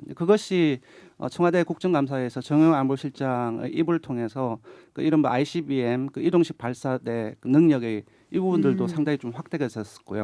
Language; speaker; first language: Korean; native; Korean